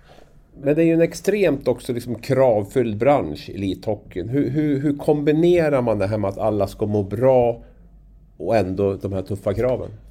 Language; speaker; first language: Swedish; native; Swedish